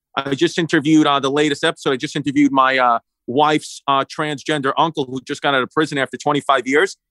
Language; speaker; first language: English; native; English